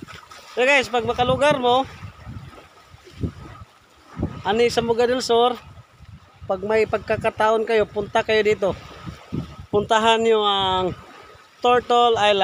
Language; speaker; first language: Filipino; non-native, local second language; Cebuano